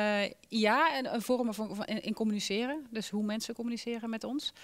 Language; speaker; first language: Dutch; native; Dutch